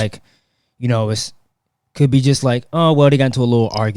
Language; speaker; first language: English; native; English